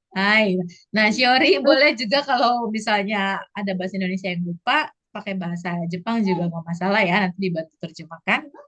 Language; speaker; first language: Indonesian; native; Indonesian